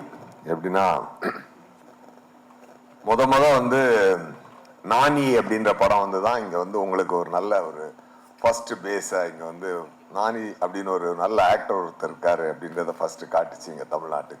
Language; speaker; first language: Tamil; native; Tamil